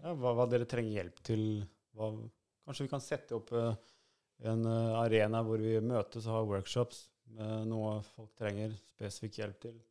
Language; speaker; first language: Norwegian; early bilingual, other home language; Albanian